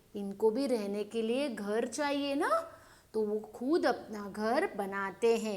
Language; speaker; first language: Hindi; non-native, local second language; Marathi